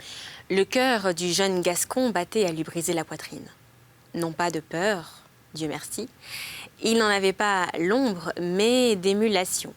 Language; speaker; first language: French; native; French